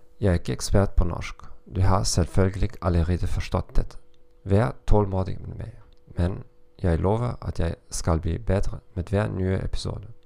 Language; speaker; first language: Norwegian; non-native, learner; German